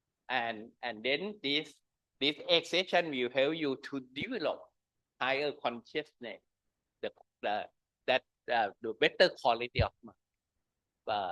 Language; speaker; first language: English; non-native, learner; Thai